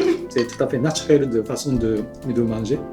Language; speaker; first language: French; non-native, fluent; Japanese